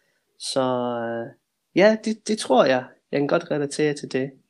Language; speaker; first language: Danish; early bilingual, heritage; Danish